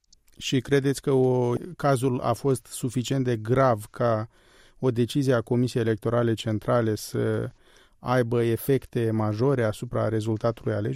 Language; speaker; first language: Romanian; native; Romanian